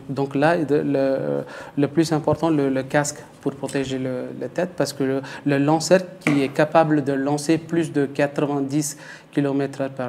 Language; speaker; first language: French; non-native, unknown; Tamil